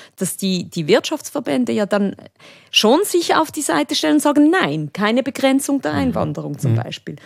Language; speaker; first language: German; early bilingual, other home language; Spanish